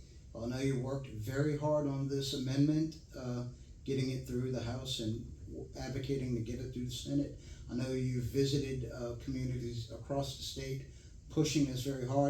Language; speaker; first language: English; native; English